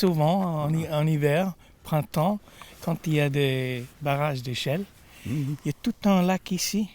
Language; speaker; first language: French; non-native, fluent; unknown